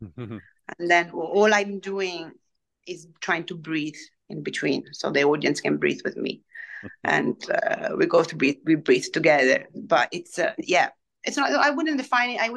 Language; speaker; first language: English; non-native, fluent; Italian